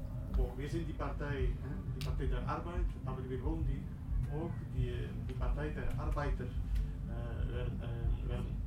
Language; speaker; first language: German; non-native, learner; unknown